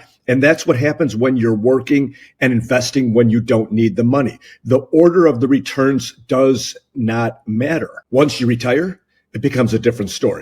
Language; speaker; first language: English; native; English